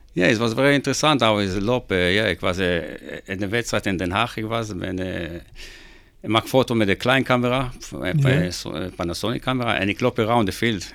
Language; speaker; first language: Dutch; non-native, learner; Hebrew